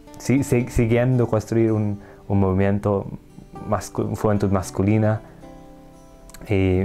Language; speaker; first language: Spanish; non-native, learner; Hungarian